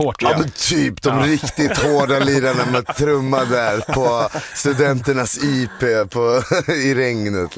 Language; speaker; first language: Swedish; native; Swedish